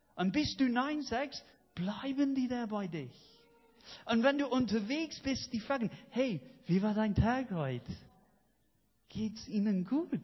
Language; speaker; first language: German; non-native, fluent; English